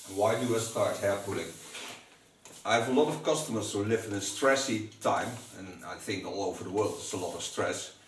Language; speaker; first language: English; non-native, fluent; Dutch